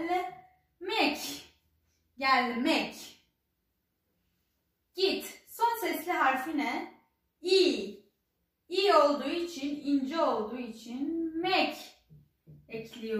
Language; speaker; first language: Turkish; non-native, fluent; Persian